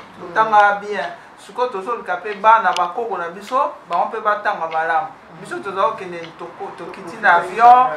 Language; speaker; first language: Lingala; non-native, local second language; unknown